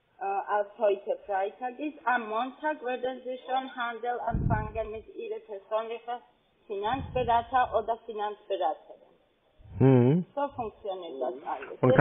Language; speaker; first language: German; non-native, fluent; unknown